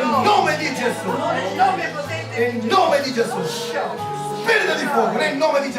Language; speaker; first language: Italian; native; Italian